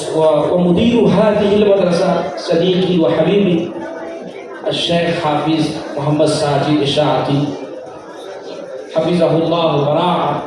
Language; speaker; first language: Arabic; non-native, fluent; Urdu